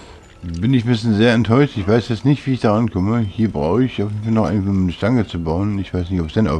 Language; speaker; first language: German; native; German